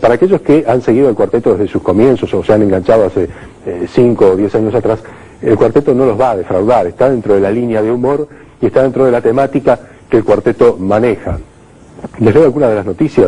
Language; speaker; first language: Spanish; native; Spanish